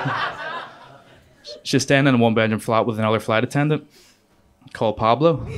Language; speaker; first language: English; native; English